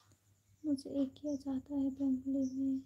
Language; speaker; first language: Hindi; non-native, local second language; Bangla